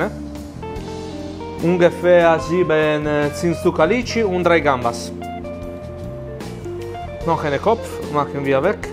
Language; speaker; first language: German; non-native, learner; Italian